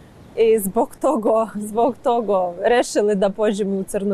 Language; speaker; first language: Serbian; non-native, learner; Ukrainian